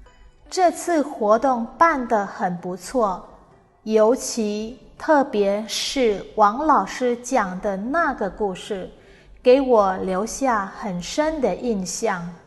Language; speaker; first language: Chinese; non-native, fluent; Indonesian